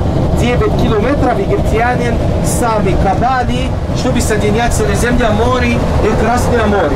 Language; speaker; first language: Russian; non-native, learner; Arabic